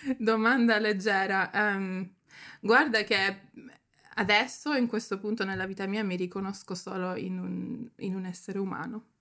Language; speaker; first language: Italian; early bilingual, heritage; Italian